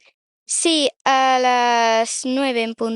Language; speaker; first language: Spanish; native; Spanish